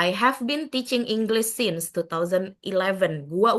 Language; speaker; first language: English; non-native, fluent; Indonesian